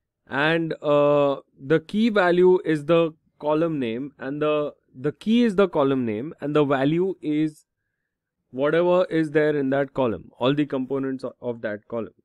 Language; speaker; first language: English; non-native, local second language; Hindi